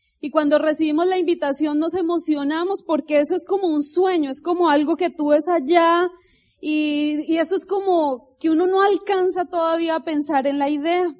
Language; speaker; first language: Spanish; native; Spanish